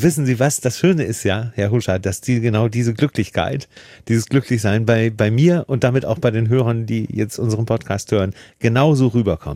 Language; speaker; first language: German; native; German